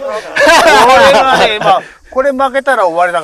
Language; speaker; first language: Japanese; native; Japanese